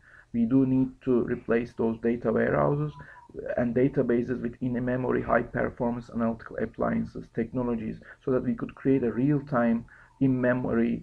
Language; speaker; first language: English; non-native, fluent; Turkish